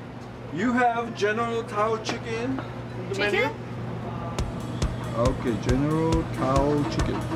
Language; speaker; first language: English; non-native, learner; Korean